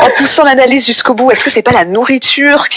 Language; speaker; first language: French; native; French